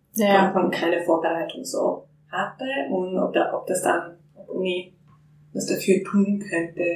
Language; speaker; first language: German; non-native, fluent; Finnish